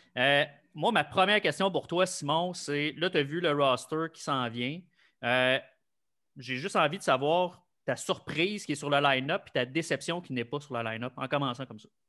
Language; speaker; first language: French; native; French